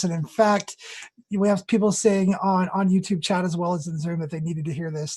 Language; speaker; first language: English; native; English